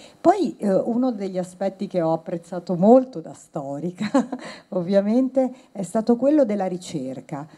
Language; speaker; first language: Italian; early bilingual, other home language; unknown